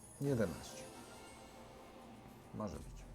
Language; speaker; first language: Polish; non-native, learner; Russian